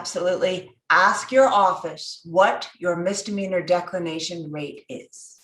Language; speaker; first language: English; native; English